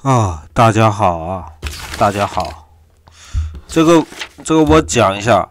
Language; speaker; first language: Chinese; non-native, fluent; Korean